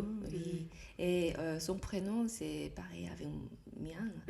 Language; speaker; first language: French; non-native, learner; Korean